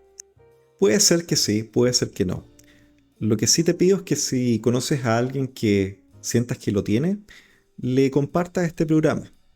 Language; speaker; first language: Spanish; native; Spanish